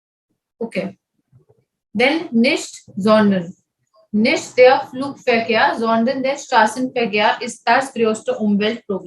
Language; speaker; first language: German; non-native, fluent; Hindi